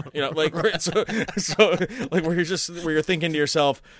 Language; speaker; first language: English; native; English